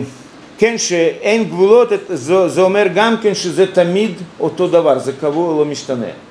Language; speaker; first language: Hebrew; non-native, fluent; Russian